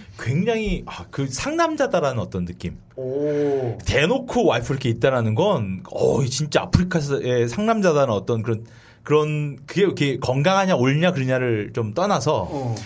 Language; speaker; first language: Korean; native; Korean